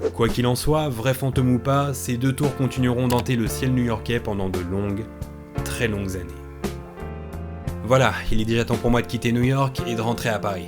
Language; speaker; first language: French; native; French